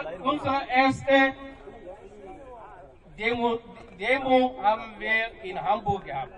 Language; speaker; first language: German; non-native, fluent; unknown